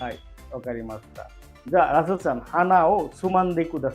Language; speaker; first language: Japanese; non-native, fluent; Bangla